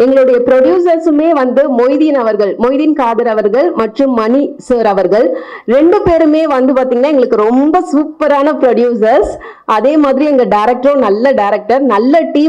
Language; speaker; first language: Tamil; native; Tamil